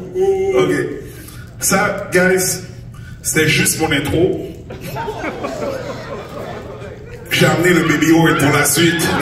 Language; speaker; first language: French; native; French